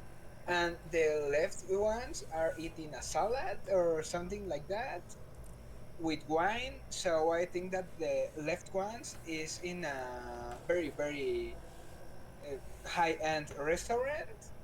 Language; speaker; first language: English; non-native, learner; Spanish